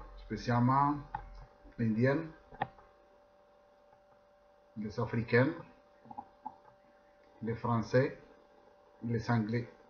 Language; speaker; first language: French; non-native, fluent; Spanish